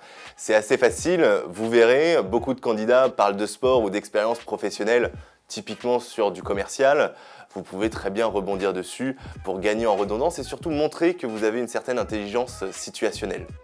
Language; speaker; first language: French; native; French